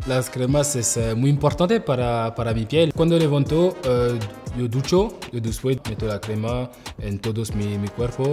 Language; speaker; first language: Spanish; non-native, learner; French